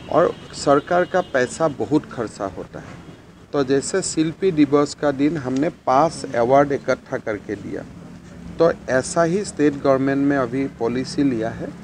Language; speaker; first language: Hindi; non-native, local second language; Assamese